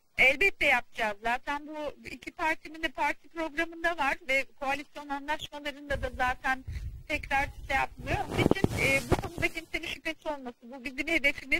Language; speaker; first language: Turkish; early bilingual, heritage; Turkish